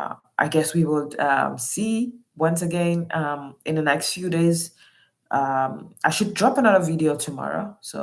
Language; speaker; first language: English; non-native, local second language; Yoruba